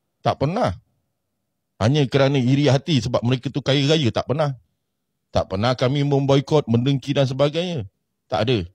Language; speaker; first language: Malay; native; Malay